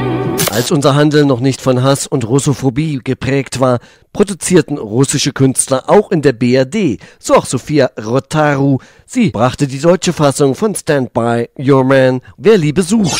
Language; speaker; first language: German; native; German